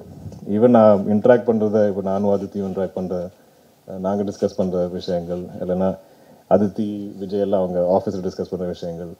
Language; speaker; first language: Tamil; non-native, local second language; Malayalam